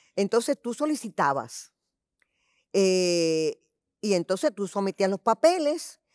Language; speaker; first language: Spanish; early bilingual, heritage; Spanish